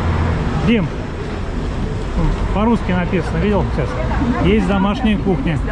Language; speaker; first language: Russian; native; Russian